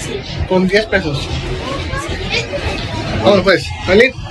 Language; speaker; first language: Spanish; native; Spanish